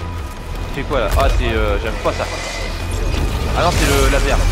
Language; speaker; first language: French; native; French